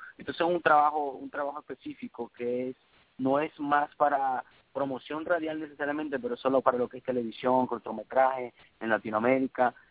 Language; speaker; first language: Spanish; early bilingual, heritage; Spanish